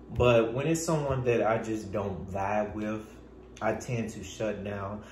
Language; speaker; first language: English; native; English